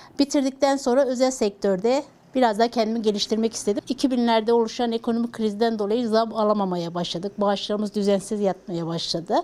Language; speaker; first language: Turkish; native; Turkish